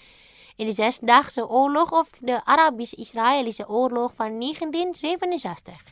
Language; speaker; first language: Dutch; non-native, fluent; Indonesian